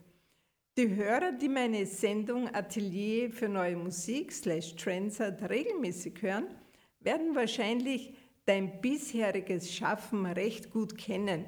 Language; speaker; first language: German; native; German